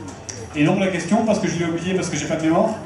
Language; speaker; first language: French; native; French